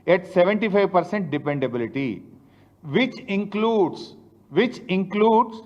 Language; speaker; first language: English; non-native, local second language; Telugu